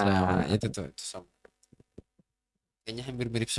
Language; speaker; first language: Indonesian; non-native, fluent; Arabic